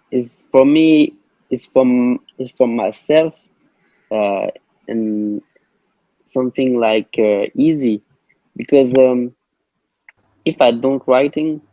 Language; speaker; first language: English; non-native, learner; French